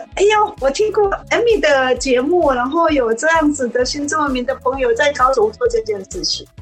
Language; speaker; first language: Chinese; non-native, fluent; Thai